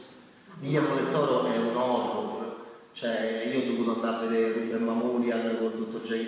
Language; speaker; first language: Italian; native; Italian